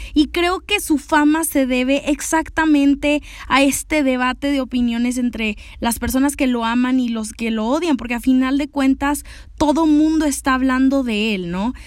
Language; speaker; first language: Spanish; native; Spanish